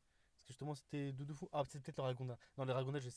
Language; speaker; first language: French; native; French